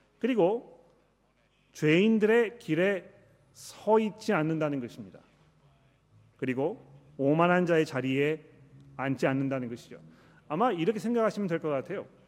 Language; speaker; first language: Korean; native; Korean